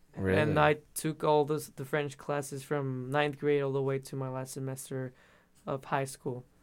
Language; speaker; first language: English; non-native, fluent; Spanish